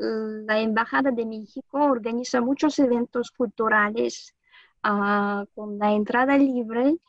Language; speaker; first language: Spanish; non-native, fluent; Russian